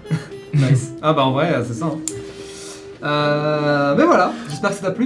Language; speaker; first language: French; native; French